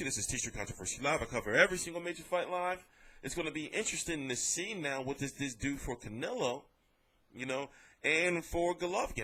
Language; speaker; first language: English; native; English